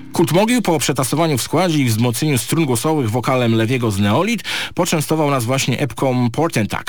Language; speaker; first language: Polish; native; Polish